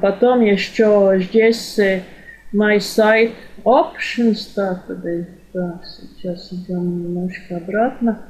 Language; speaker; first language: Russian; non-native, fluent; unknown